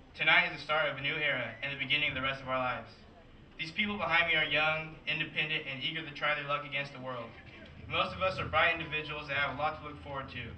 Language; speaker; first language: English; early bilingual, other home language; Portuguese